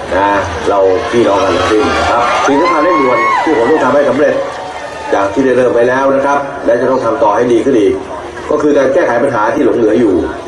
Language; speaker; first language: Thai; native; Thai